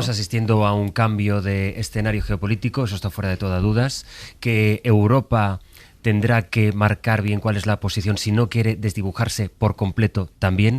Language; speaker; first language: Spanish; native; Spanish